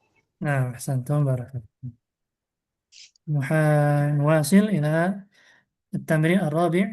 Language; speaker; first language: Arabic; non-native, fluent; Indonesian